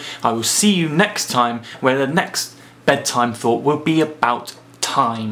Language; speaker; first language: English; native; English